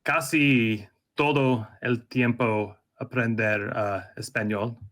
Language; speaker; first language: Spanish; non-native, learner; English